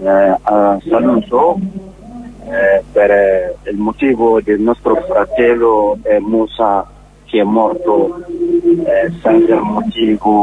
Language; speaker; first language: Italian; non-native, learner; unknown